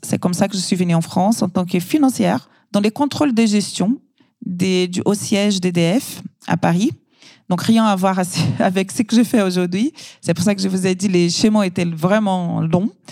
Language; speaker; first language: French; non-native, fluent; Portuguese